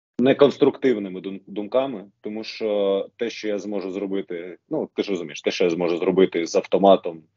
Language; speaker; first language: Ukrainian; non-native, local second language; Russian